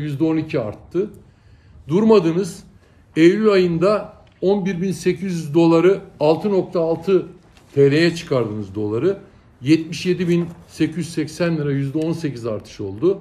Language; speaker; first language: Turkish; native; Turkish